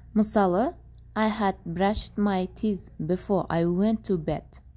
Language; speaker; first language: English; non-native, fluent; Kazakh